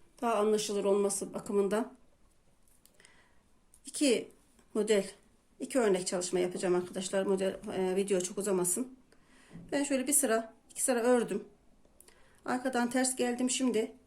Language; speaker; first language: Turkish; native; Turkish